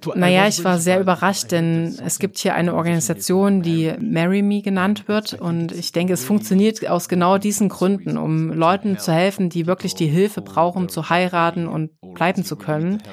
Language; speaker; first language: German; non-native, fluent; Arabic